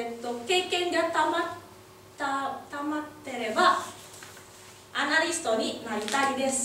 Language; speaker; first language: Japanese; non-native, learner; Indonesian